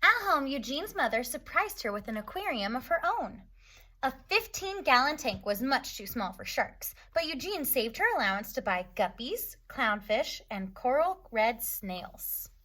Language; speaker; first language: English; native; English